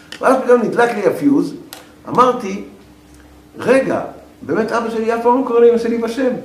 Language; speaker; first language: Hebrew; native; Hebrew